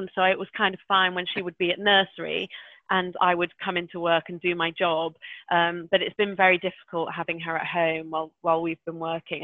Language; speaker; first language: English; native; English